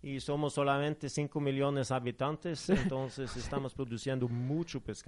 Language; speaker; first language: Spanish; non-native, fluent; Norwegian